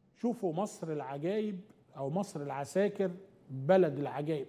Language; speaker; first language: Arabic; native; Arabic